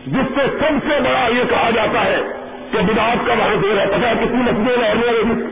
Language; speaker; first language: Urdu; non-native, local second language; Punjabi